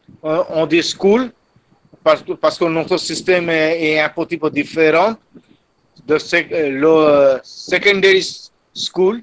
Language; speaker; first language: French; non-native, fluent; Bangla